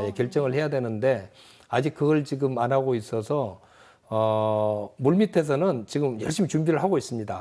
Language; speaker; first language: Korean; native; Korean